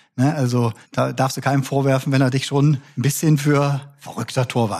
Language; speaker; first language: German; native; German